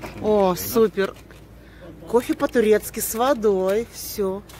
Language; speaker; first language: Russian; native; Russian